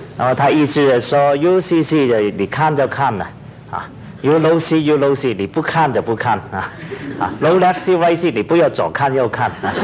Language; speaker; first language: Chinese; non-native, local second language; Cantonese